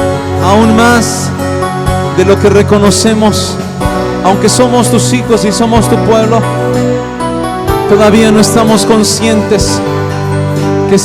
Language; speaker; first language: Spanish; native; Spanish